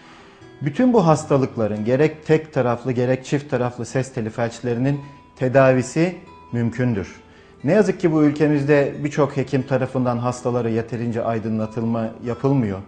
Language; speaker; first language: Turkish; native; Turkish